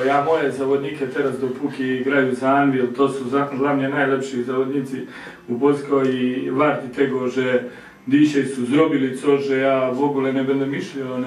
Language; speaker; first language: Polish; non-native, learner; Serbian